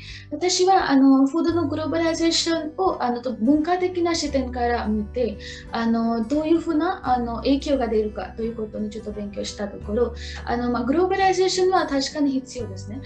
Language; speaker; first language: Japanese; non-native, fluent; Marathi